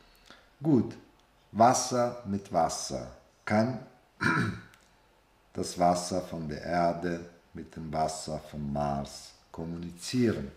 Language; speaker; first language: German; non-native, fluent; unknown